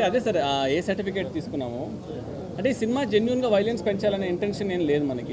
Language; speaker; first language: Telugu; native; Telugu